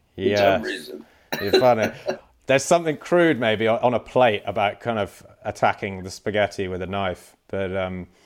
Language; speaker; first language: English; native; English